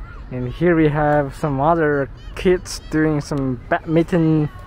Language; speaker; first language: English; non-native, fluent; Chinese